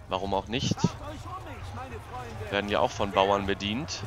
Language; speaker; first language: German; native; German